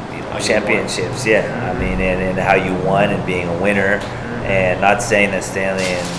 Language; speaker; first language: English; native; English